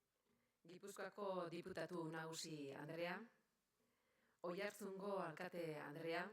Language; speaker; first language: Basque; native; Basque